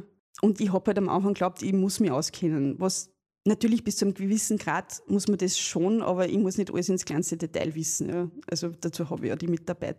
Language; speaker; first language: German; native; German